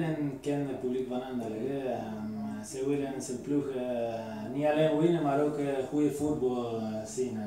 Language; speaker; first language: Dutch; non-native, fluent; Spanish